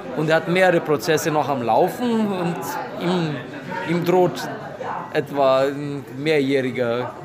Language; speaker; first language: German; non-native, fluent; Romanian